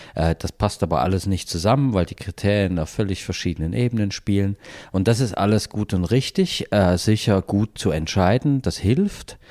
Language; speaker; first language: German; native; German